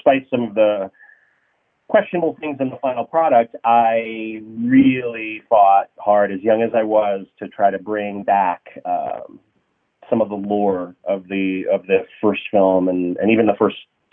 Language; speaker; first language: English; native; English